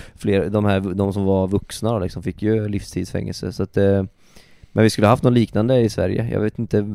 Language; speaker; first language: Swedish; native; Swedish